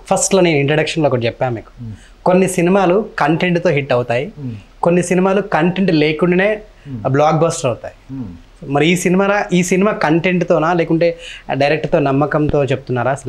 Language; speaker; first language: Telugu; native; Telugu